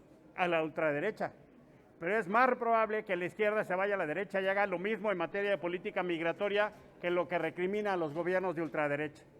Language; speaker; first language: Spanish; native; Spanish